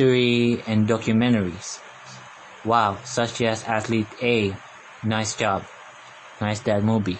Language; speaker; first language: English; non-native, local second language; Filipino